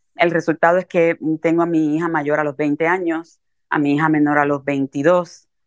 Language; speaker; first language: Spanish; native; Spanish